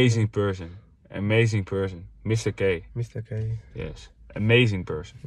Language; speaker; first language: English; non-native, fluent; Dutch